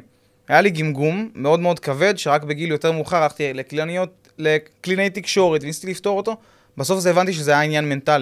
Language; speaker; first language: Hebrew; native; Hebrew